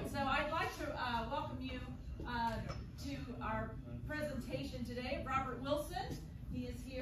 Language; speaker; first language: English; native; English